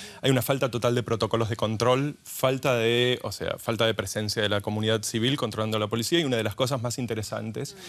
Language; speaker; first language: Spanish; native; Spanish